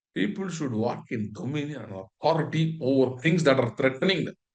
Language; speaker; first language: English; non-native, local second language; Tamil